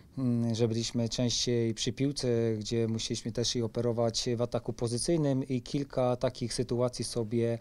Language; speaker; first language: Polish; native; Polish